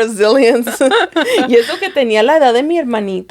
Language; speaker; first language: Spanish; early bilingual, heritage; Spanish